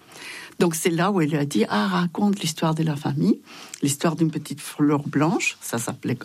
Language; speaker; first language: French; non-native, fluent; Spanish